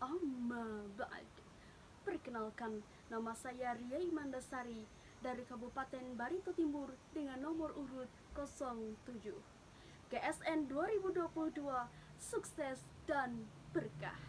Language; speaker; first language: Indonesian; native; Indonesian